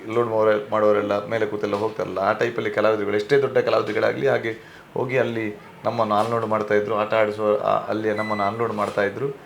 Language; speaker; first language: Kannada; non-native, local second language; Tulu